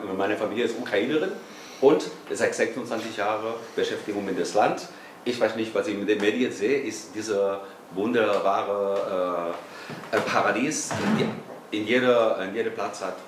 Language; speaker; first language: German; non-native, fluent; Spanish